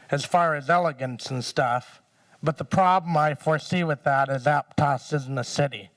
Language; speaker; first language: English; native; English